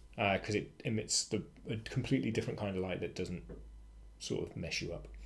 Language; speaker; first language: English; native; English